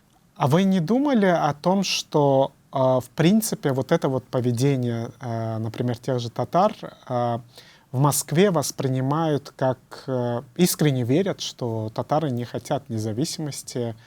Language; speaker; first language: Russian; native; Russian